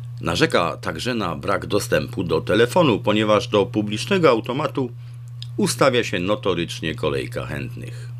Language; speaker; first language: Polish; native; Polish